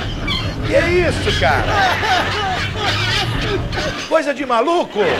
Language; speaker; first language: Portuguese; native; Portuguese